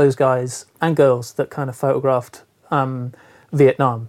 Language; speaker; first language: English; native; English